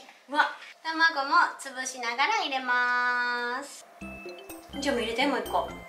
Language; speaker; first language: Japanese; native; Japanese